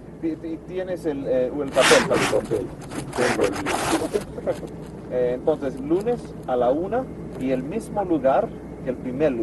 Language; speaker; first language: Spanish; non-native, fluent; English